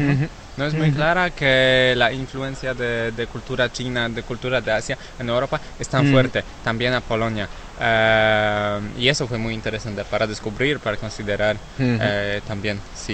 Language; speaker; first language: Spanish; non-native, learner; Polish